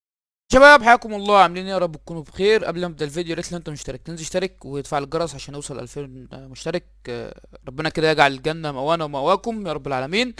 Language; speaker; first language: Arabic; native; Arabic